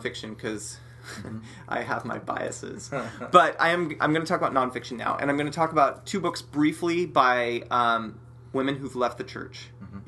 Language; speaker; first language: English; native; English